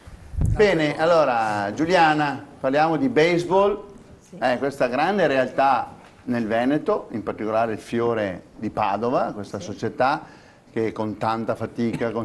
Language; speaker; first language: Italian; native; Italian